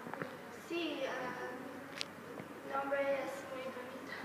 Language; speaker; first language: Spanish; non-native, learner; English